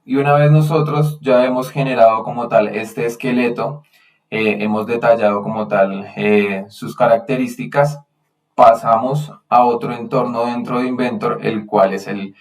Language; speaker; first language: Spanish; native; Spanish